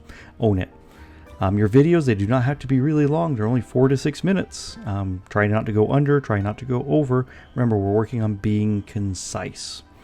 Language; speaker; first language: English; native; English